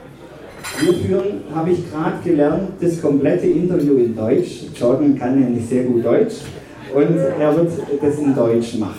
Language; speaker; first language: German; native; German